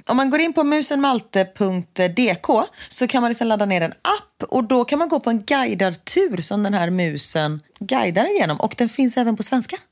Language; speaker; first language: Swedish; native; Swedish